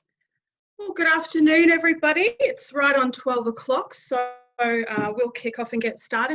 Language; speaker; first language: English; native; English